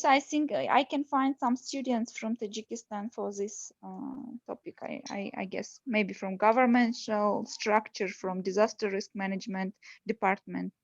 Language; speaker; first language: English; non-native, learner; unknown